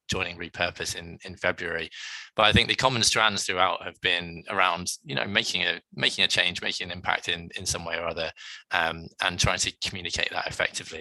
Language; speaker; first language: English; native; English